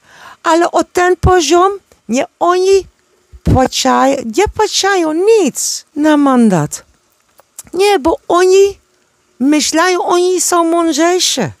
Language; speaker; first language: Polish; non-native, learner; Dutch